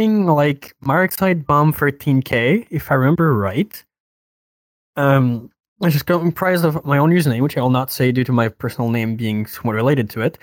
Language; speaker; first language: English; non-native, fluent; French